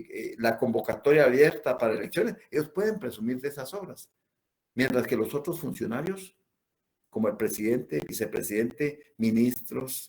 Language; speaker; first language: Spanish; native; Spanish